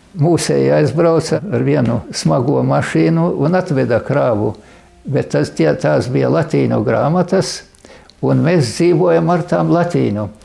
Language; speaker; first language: Latvian; native; Latvian